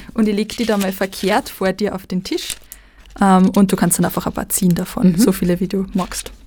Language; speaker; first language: German; native; German